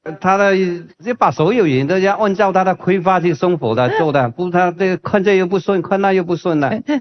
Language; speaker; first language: Chinese; non-native, local second language; Hakka Chinese